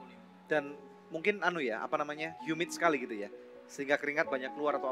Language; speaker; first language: Indonesian; native; Indonesian